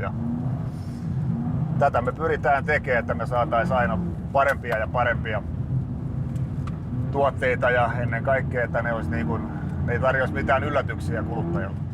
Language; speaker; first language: Finnish; native; Finnish